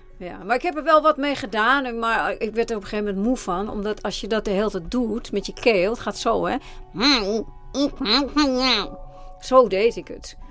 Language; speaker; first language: Dutch; native; Dutch